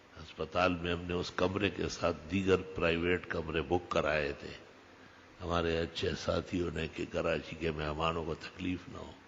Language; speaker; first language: Urdu; non-native, local second language; Pashto